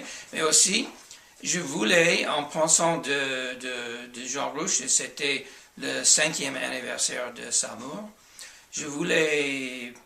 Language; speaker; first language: French; non-native, fluent; English